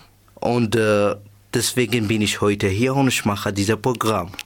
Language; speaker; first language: German; non-native, learner; Persian